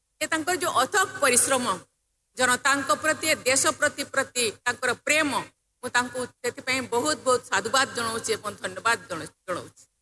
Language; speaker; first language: Odia; non-native, local second language; Santali